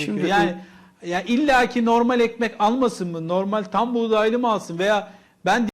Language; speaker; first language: Turkish; native; Turkish